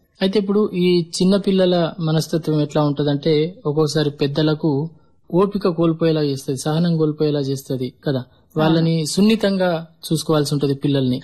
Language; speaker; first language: Telugu; native; Telugu